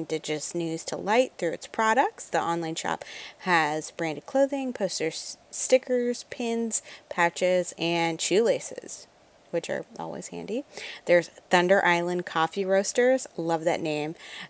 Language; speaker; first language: English; native; English